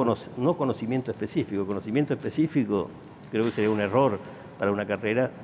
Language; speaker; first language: Spanish; native; Spanish